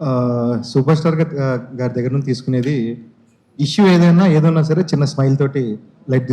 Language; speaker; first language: Telugu; native; Telugu